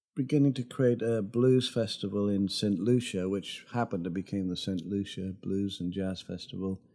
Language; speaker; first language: English; native; English